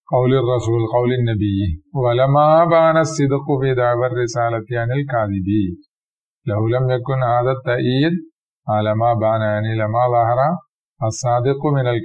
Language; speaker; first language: Arabic; non-native, fluent; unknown